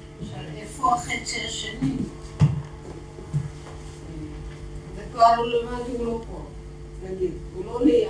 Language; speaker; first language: Hebrew; non-native, learner; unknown